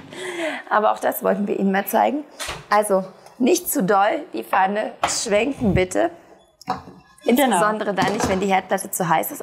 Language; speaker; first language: German; native; German